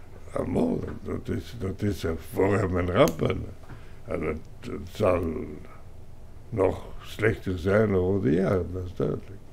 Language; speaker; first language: Dutch; non-native, local second language; French